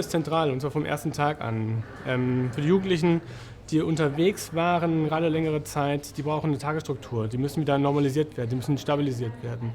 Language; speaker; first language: German; native; German